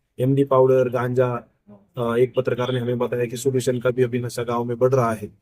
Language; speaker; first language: Hindi; non-native, local second language; Marathi